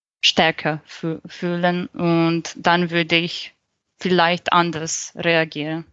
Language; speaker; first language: German; non-native, fluent; Serbian